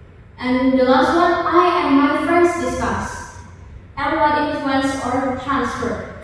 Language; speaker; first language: English; non-native, fluent; Indonesian